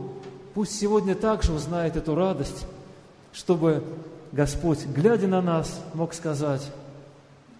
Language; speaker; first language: Russian; native; Russian